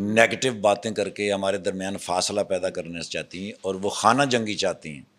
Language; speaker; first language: Urdu; non-native, local second language; Punjabi